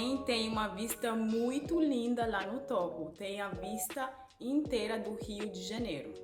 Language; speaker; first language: Portuguese; non-native, fluent; English